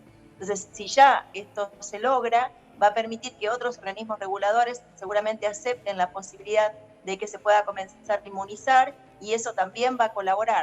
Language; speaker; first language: Spanish; native; Spanish